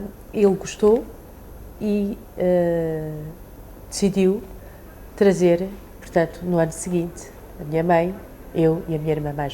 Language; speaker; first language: Portuguese; early bilingual, other home language; Chinese